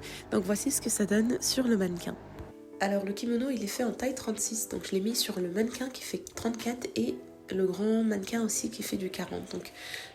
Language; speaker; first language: French; native; French